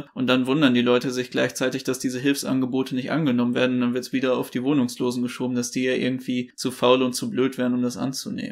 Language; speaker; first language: German; native; German